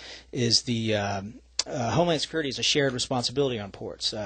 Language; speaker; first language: English; native; English